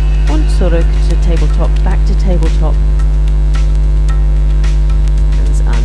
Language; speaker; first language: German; non-native, learner; English